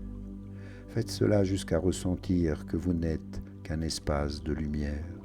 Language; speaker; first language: French; native; French